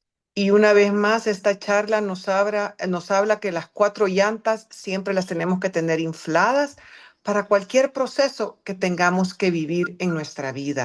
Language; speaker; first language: Spanish; native; Spanish